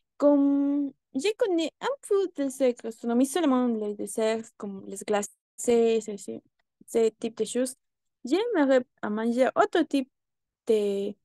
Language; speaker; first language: French; non-native, learner; Spanish